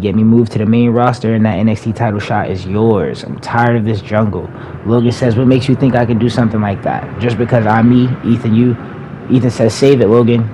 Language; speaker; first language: English; native; English